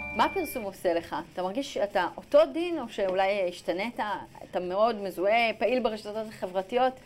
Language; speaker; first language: Hebrew; native; Hebrew